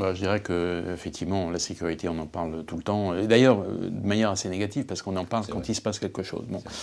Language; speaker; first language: French; native; French